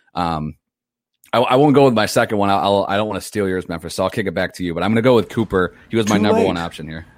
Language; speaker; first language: English; native; English